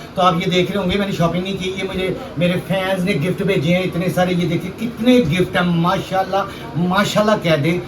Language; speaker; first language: Urdu; non-native, local second language; Punjabi